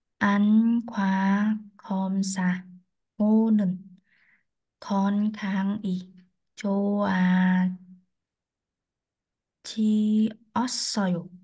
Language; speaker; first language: Korean; non-native, learner; Vietnamese